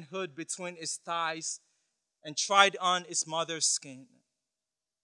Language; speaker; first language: English; non-native, local second language; Yoruba